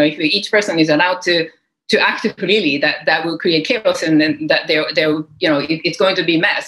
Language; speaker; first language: English; non-native, fluent; Japanese